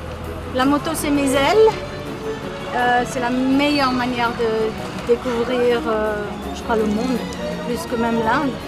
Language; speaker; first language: French; non-native, fluent; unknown